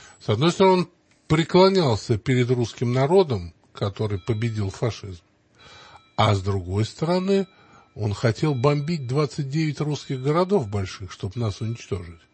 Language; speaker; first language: Russian; native; Russian